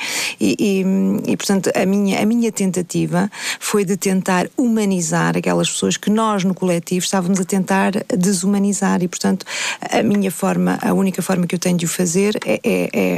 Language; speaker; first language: Portuguese; native; Portuguese